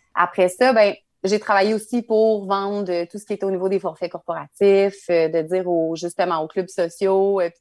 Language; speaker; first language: French; native; French